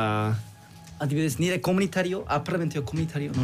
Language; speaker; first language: Basque; non-native, learner; Korean